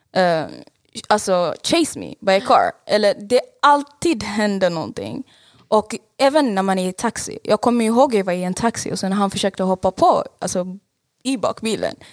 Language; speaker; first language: Swedish; non-native, fluent; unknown